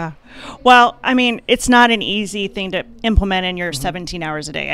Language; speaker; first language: English; native; English